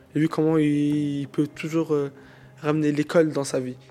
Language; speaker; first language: French; native; French